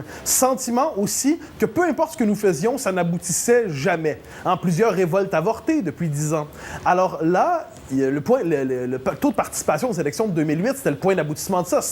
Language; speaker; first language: French; native; French